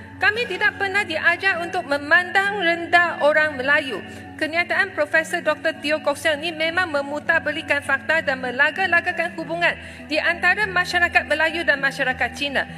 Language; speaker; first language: Malay; non-native, local second language; Chinese